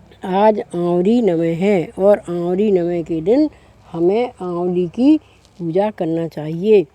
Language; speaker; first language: Hindi; native; Hindi